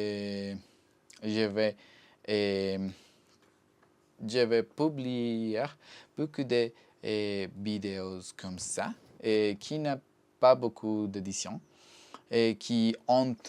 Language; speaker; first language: French; non-native, learner; Spanish